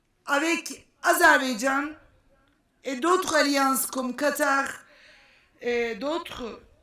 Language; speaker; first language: French; non-native, fluent; Turkish